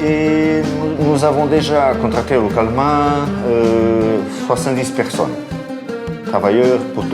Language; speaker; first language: French; non-native, fluent; Portuguese